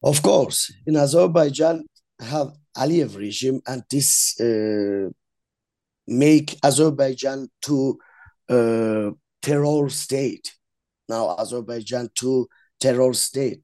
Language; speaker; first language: English; non-native, learner; Azerbaijani